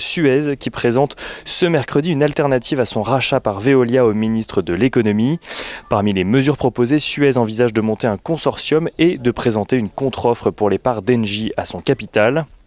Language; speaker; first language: French; native; French